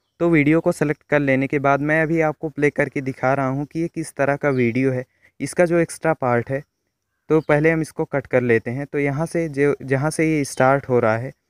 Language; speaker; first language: Hindi; native; Hindi